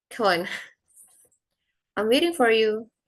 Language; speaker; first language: English; non-native, fluent; Indonesian